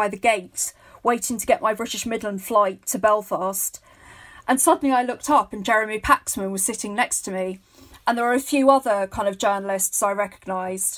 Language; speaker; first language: English; native; English